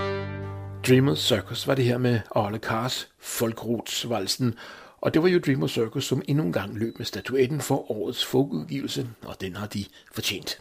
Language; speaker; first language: Danish; native; Danish